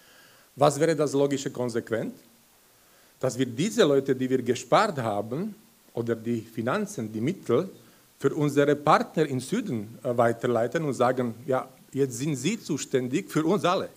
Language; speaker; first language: German; non-native, fluent; Slovak